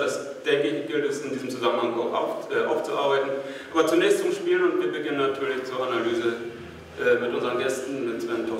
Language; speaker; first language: German; native; German